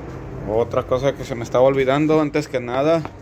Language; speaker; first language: Spanish; native; Spanish